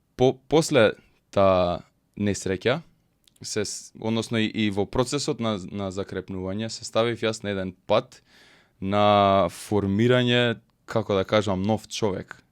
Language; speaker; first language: Macedonian; early bilingual, heritage; Macedonian